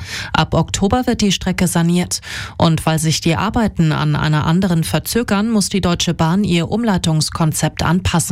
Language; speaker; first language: German; native; German